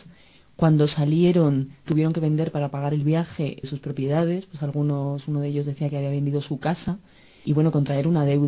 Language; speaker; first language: Spanish; native; Spanish